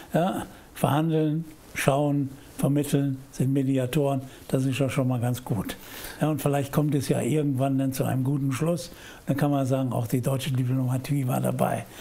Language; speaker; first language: German; native; German